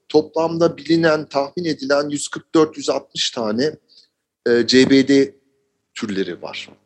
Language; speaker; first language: Turkish; early bilingual, heritage; Turkish